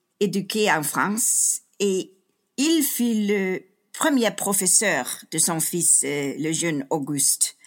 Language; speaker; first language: French; non-native, fluent; Danish